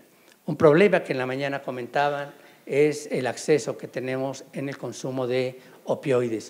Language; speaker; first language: Spanish; native; Spanish